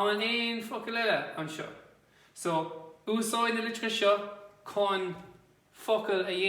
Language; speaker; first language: Irish; non-native, local second language; English